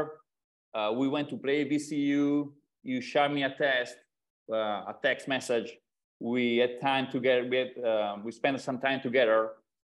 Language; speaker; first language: English; non-native, fluent; Italian